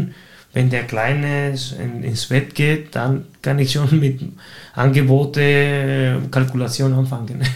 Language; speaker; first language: German; non-native, fluent; Spanish